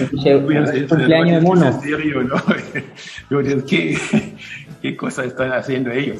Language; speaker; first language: Spanish; non-native, fluent; German